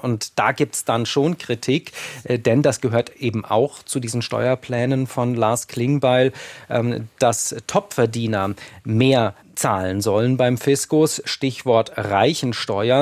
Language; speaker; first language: German; native; German